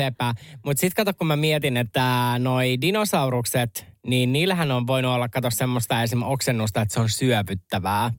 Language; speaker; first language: Finnish; native; Finnish